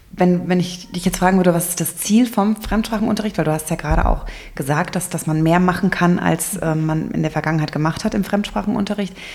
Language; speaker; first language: German; native; German